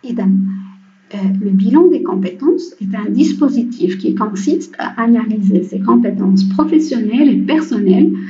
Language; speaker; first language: French; non-native, local second language; Arabic